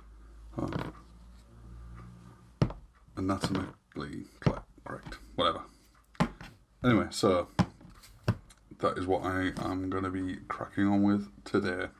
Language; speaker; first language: English; native; English